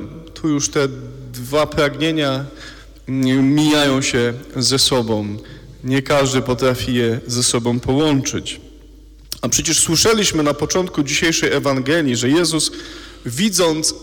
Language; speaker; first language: Polish; native; Polish